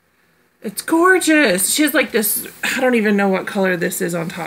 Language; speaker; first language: English; native; English